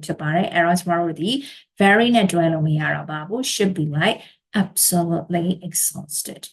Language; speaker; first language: English; non-native, learner; Burmese